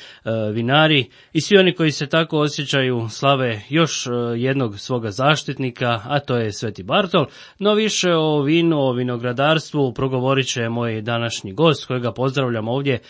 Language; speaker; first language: Croatian; native; Croatian